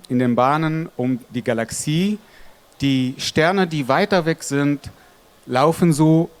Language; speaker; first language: German; non-native, fluent; Arabic